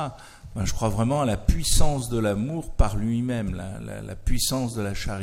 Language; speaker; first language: French; native; French